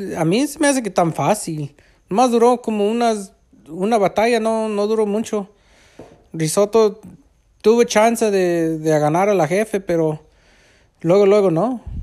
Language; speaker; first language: Spanish; early bilingual, heritage; Spanish